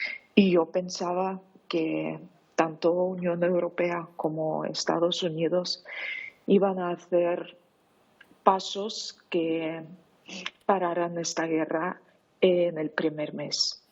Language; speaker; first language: Spanish; non-native, fluent; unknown